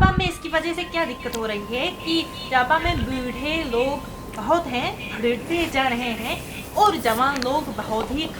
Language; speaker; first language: Hindi; non-native, fluent; Japanese